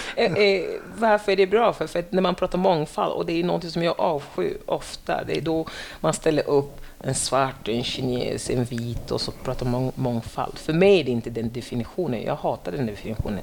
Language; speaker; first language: Swedish; non-native, fluent; French